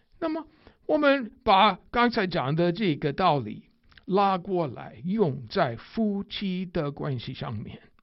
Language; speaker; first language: Chinese; non-native, fluent; English